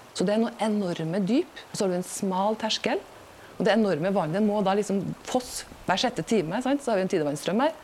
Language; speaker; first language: Norwegian; native; Norwegian